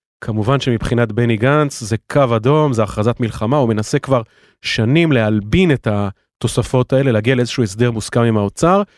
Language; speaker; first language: Hebrew; native; Hebrew